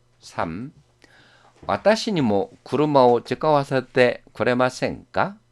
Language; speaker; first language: Japanese; non-native, fluent; Korean